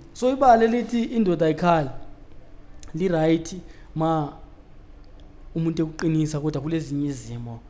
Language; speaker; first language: Zulu; native; Zulu